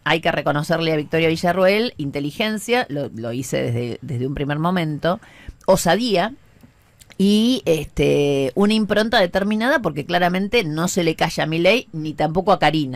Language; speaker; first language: Spanish; native; Spanish